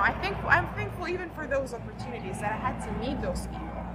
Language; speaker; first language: English; non-native, fluent; Albanian